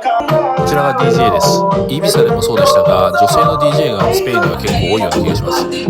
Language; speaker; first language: Japanese; native; Japanese